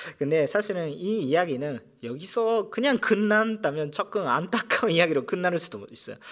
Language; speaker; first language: Korean; non-native, fluent; Japanese